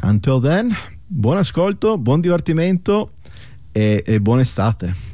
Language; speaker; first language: Italian; native; Italian